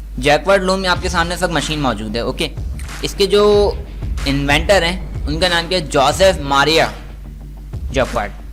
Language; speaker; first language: Urdu; native; Urdu